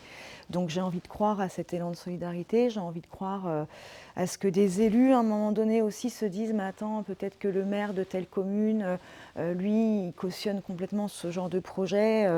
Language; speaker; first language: French; native; French